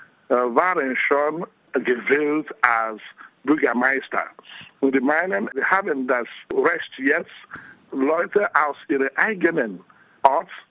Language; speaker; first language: German; non-native, fluent; Igbo